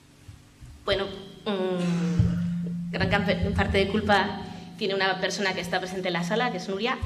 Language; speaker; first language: Spanish; native; Spanish